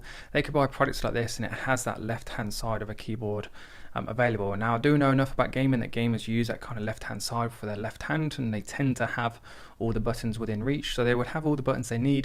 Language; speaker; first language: English; native; English